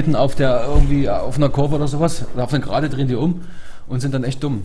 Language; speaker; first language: German; native; German